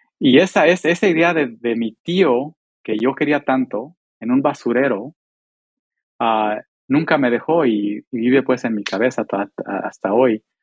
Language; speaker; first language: Spanish; early bilingual, heritage; Spanish